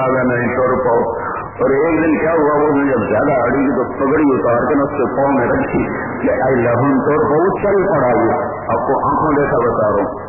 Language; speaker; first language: Urdu; non-native, local second language; Punjabi